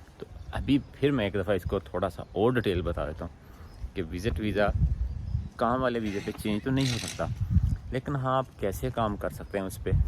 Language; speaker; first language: Urdu; non-native, local second language; Punjabi